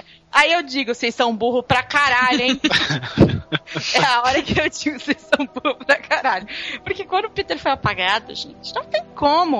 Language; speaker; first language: Portuguese; native; Portuguese